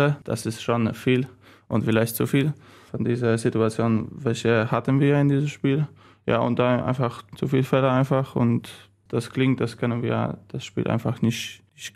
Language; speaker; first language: German; non-native, learner; Polish